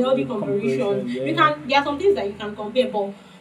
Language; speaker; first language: English; non-native, local second language; Yoruba